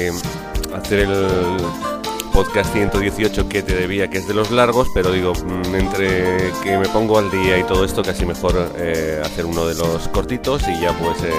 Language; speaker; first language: Spanish; native; Spanish